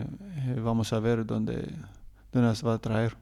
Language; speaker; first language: Spanish; non-native, learner; Croatian